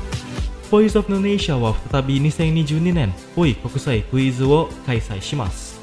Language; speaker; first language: Japanese; non-native, fluent; Indonesian